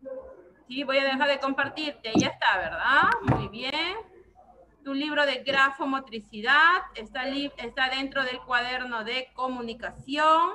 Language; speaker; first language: Spanish; native; Spanish